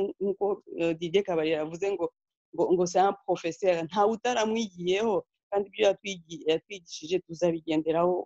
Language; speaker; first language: Kinyarwanda; early bilingual, heritage; Kinyarwanda